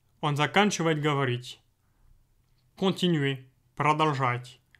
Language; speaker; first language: Russian; non-native, fluent; French